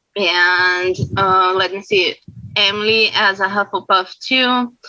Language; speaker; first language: English; non-native, fluent; Portuguese